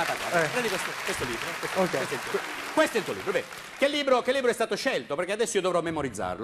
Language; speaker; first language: Italian; native; Italian